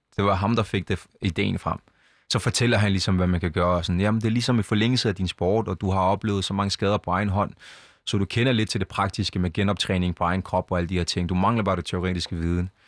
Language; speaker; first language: Danish; early bilingual, other home language; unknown